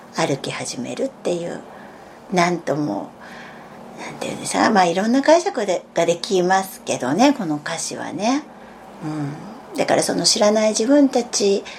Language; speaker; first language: Japanese; native; Japanese